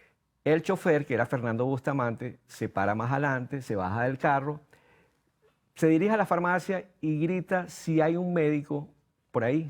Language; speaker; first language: Spanish; native; Spanish